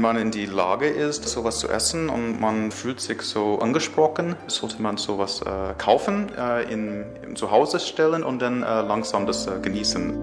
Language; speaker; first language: German; non-native, learner; English